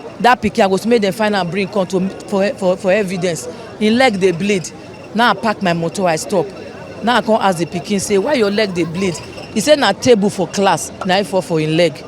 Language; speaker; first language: Nigerian Pidgin; non-native, local second language; Bini